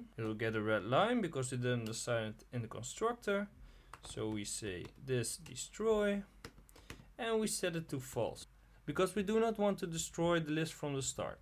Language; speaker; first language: English; non-native, fluent; Dutch